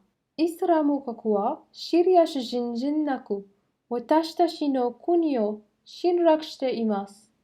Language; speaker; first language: Japanese; non-native, fluent; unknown